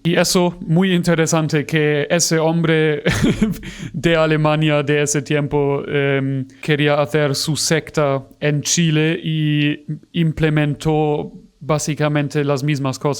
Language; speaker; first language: Spanish; non-native, fluent; German